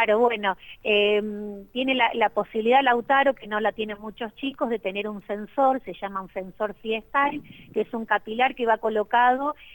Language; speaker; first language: Spanish; native; Spanish